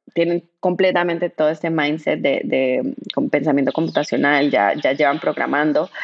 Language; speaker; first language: Spanish; native; Spanish